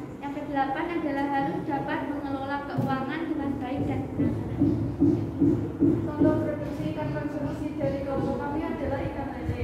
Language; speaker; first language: Indonesian; native; Indonesian